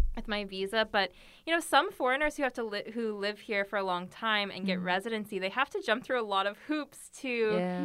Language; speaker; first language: English; native; English